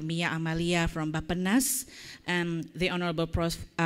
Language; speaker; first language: English; non-native, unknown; Indonesian